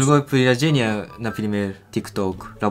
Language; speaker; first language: Russian; non-native, fluent; Japanese